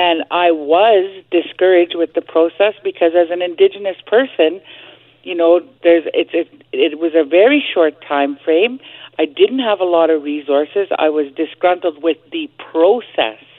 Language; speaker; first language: English; native; English